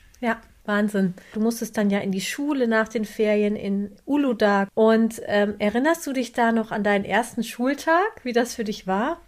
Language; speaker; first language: German; early bilingual, other home language; Turkish